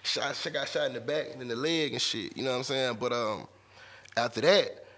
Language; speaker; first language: English; native; English